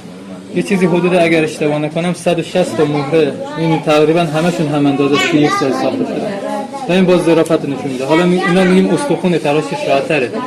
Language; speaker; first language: Persian; native; Persian